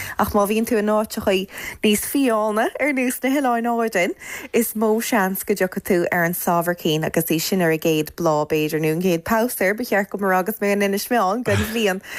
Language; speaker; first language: Irish; native; Irish